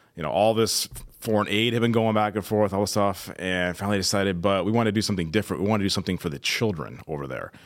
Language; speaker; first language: English; native; English